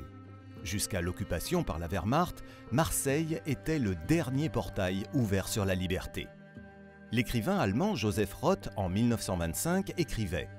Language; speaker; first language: French; native; French